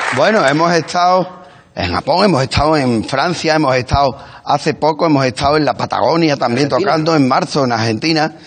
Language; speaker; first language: Spanish; native; Spanish